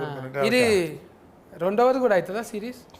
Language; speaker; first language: Telugu; native; Telugu